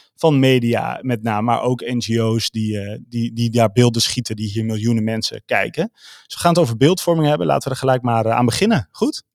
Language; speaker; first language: Dutch; native; Dutch